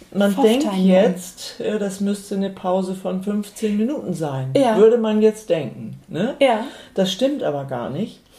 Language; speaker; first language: German; non-native, local second language; Low German